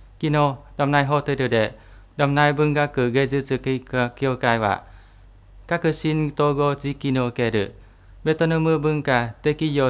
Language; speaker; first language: Japanese; non-native, fluent; Vietnamese